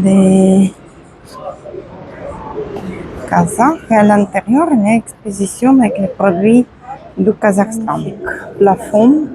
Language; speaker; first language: French; non-native, fluent; Russian